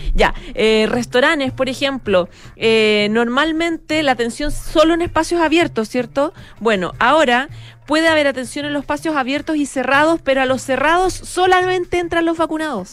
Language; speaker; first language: Spanish; native; Spanish